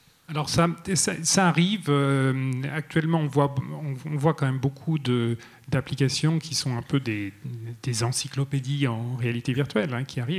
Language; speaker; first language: French; native; French